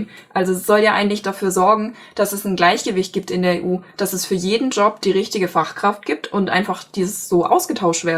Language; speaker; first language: German; native; German